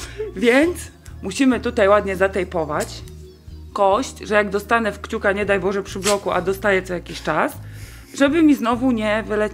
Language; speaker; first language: Polish; native; Polish